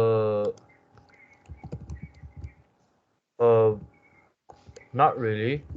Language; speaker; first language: English; non-native, learner; Chinese